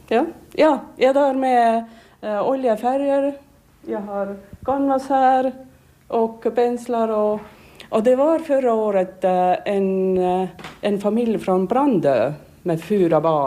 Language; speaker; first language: Swedish; non-native, learner; Finnish